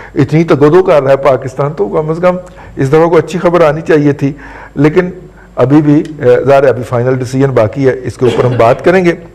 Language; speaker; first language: Urdu; non-native, local second language; Punjabi